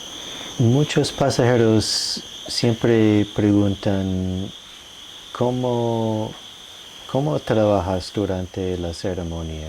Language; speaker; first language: Spanish; non-native, fluent; English